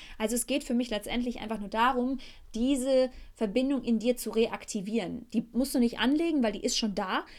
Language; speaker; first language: German; native; German